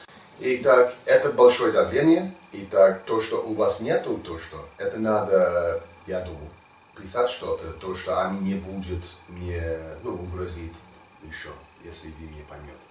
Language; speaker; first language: Russian; non-native, learner; English